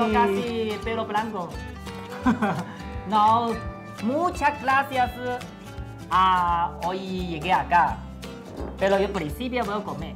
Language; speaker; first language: Spanish; non-native, learner; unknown